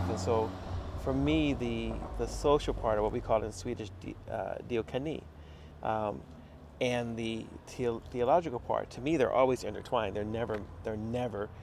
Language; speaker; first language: English; native; English